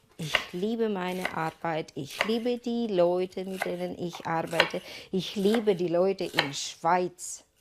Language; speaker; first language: German; non-native, learner; Ukrainian